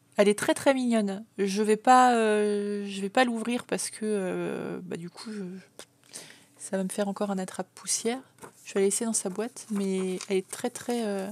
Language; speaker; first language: French; native; French